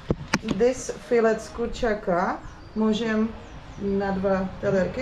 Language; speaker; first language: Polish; non-native, learner; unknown